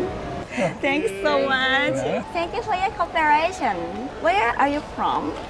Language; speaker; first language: English; non-native, learner; Japanese